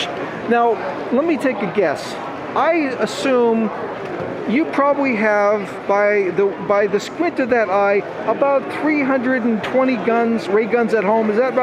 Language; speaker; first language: English; native; English